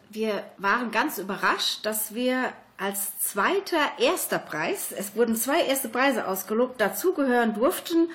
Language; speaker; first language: German; native; German